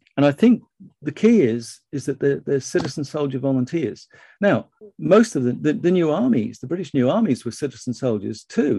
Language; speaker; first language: English; native; English